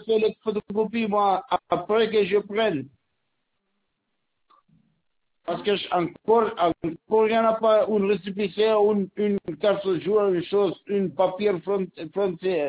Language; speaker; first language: French; non-native, learner; Albanian